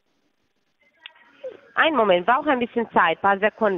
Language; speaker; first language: German; non-native, fluent; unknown